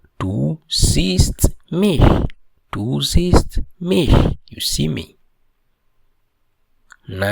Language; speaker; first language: German; non-native, fluent; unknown